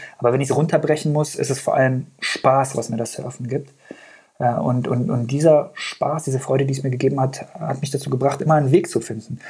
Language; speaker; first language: German; early bilingual, other home language; Persian